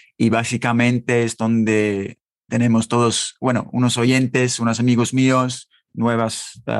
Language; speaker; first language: Spanish; non-native, fluent; English